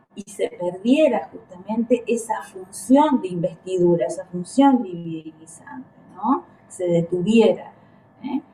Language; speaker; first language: Spanish; native; Spanish